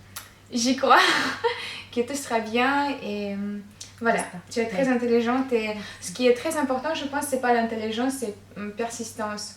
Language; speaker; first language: French; non-native, fluent; Russian